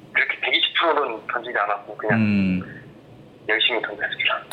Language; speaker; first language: Korean; native; Korean